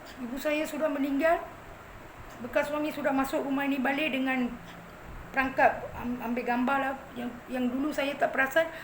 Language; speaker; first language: Malay; non-native, local second language; Tamil